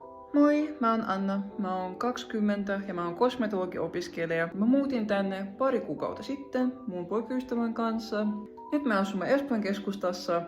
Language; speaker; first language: Finnish; non-native, fluent; Russian